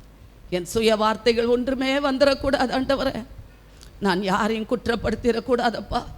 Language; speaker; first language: Tamil; native; Tamil